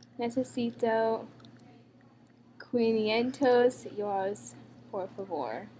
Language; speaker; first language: Spanish; non-native, learner; English